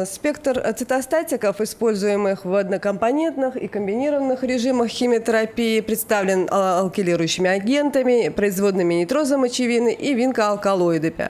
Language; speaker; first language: Russian; native; Russian